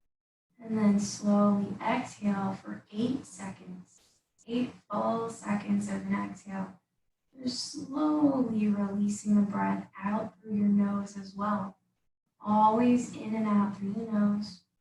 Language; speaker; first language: English; native; English